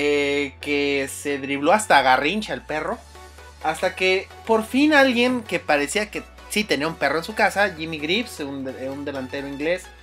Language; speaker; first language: Spanish; native; Spanish